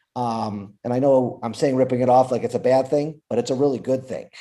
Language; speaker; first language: English; native; English